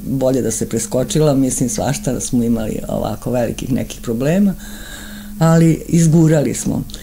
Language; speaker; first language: Serbian; native; Serbian